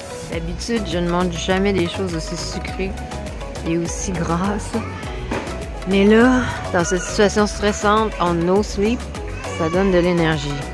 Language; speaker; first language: French; native; French